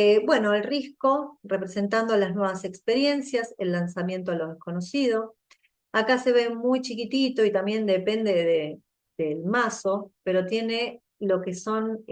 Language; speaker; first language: Spanish; native; Spanish